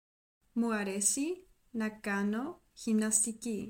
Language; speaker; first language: Greek; non-native, learner; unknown